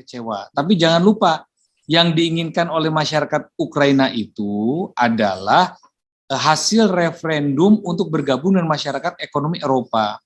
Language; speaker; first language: Indonesian; native; Indonesian